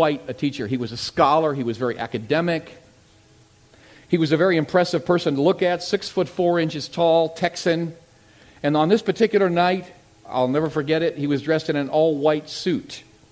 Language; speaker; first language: English; native; English